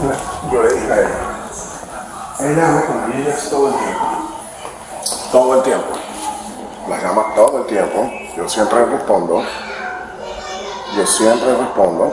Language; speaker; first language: Spanish; native; Spanish